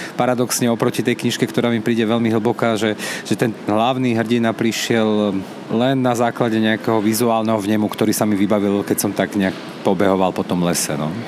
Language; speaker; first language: Slovak; native; Slovak